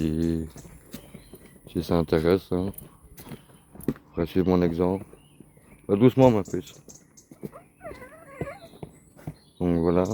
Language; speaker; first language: French; native; French